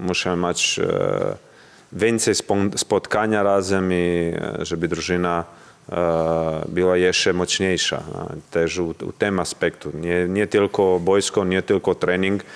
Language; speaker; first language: Polish; non-native, learner; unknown